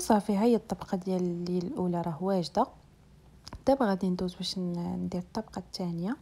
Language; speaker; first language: Arabic; native; Arabic